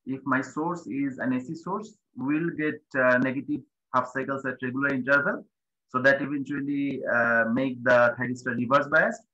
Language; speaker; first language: English; non-native, local second language; Bangla